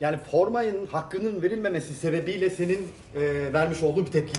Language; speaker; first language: Turkish; native; Turkish